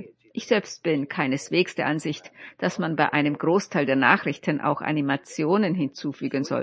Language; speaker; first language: German; native; German